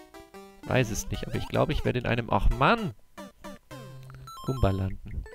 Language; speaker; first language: German; native; German